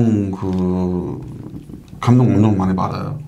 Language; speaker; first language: Korean; non-native, learner; English